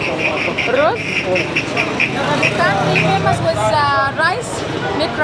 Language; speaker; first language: English; non-native, learner; Arabic